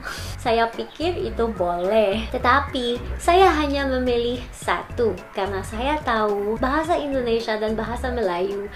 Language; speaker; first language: Indonesian; non-native, learner; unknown